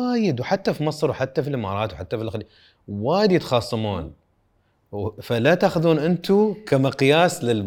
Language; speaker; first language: Arabic; native; Arabic